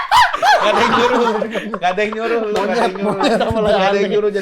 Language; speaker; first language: Indonesian; native; Indonesian